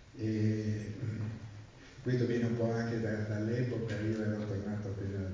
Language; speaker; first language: Italian; native; Italian